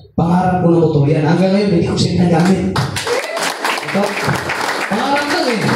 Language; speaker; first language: Filipino; non-native, local second language; Masbatenyo